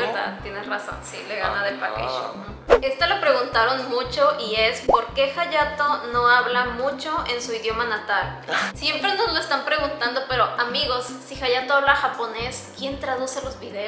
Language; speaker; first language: Spanish; native; Spanish